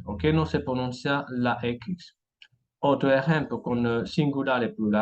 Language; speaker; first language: Spanish; non-native, fluent; French